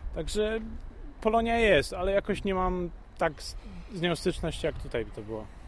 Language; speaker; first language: Polish; native; Polish